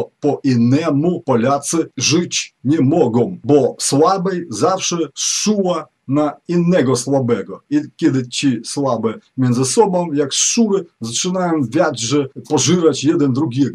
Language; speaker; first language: Polish; non-native, fluent; Ukrainian